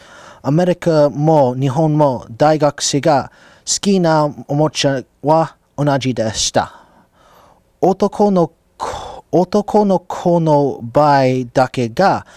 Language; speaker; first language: Japanese; non-native, learner; English